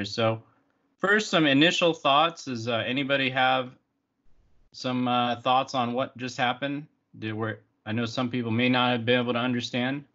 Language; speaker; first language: English; native; English